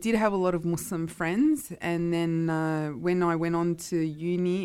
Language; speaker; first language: English; non-native, local second language; Italian